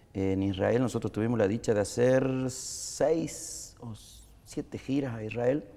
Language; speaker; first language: Spanish; native; Spanish